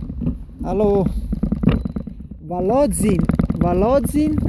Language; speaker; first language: Russian; non-native, learner; Italian